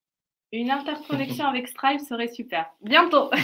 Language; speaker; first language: French; native; French